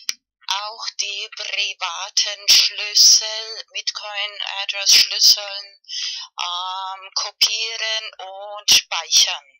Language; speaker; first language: German; non-native, fluent; Spanish